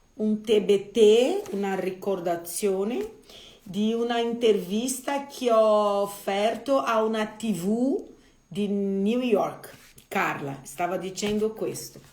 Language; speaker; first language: Italian; non-native, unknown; Portuguese